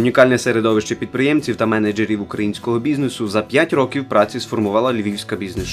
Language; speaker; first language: Ukrainian; native; Ukrainian